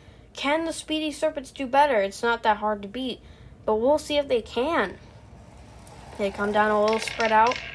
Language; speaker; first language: English; native; English